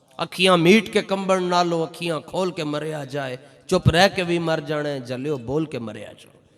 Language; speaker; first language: Urdu; non-native, local second language; Punjabi